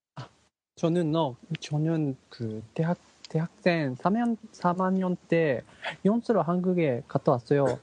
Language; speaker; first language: Korean; non-native, learner; Japanese